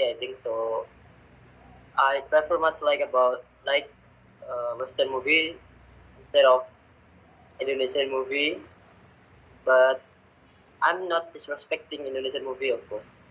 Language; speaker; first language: English; non-native, learner; Indonesian